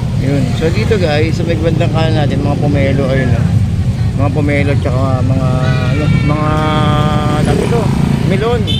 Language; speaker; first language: Filipino; native; Filipino